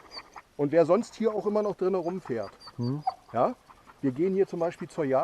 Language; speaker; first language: German; native; German